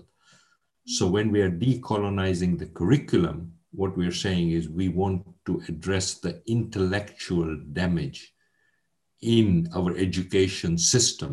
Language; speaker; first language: English; non-native, local second language; Gujarati